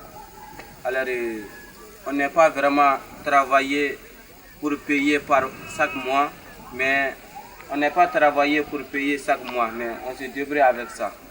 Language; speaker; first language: French; non-native, learner; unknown